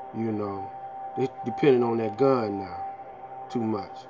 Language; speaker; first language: English; native; English